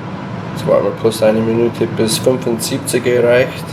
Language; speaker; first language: German; non-native, learner; English